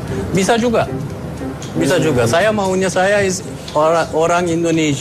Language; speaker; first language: Indonesian; non-native, fluent; Turkish